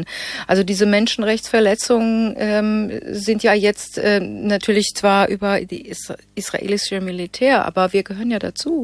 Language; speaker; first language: German; native; German